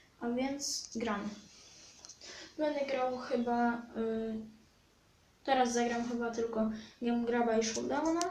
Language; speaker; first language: Polish; native; Polish